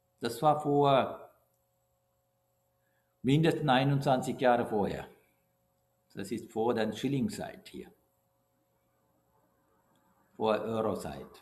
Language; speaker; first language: German; non-native, fluent; Sinhala